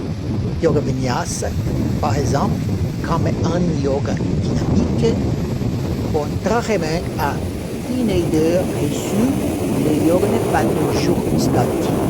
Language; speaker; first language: French; non-native, learner; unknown